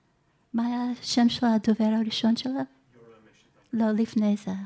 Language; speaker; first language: Hebrew; non-native, fluent; English